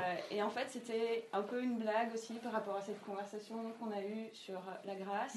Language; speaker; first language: French; native; French